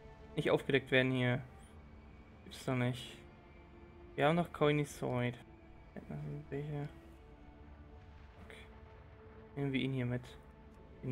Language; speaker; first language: German; native; German